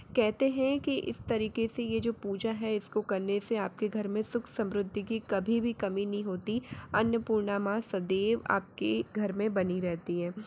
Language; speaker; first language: Hindi; native; Hindi